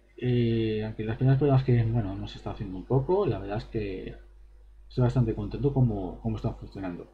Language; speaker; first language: Spanish; native; Spanish